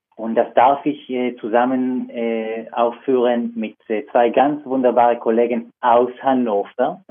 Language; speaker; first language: German; non-native, fluent; Hebrew